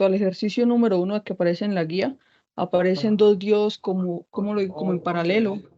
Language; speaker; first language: Spanish; native; Spanish